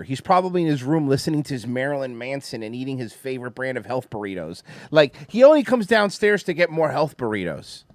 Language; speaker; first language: English; native; English